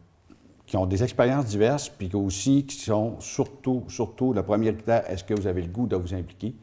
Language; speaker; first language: French; native; French